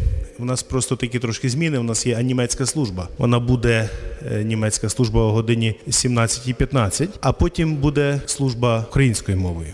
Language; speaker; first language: Ukrainian; native; Ukrainian